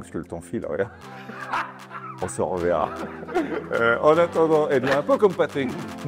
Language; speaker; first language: French; native; French